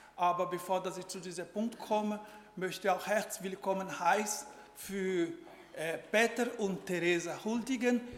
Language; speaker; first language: German; non-native, fluent; Portuguese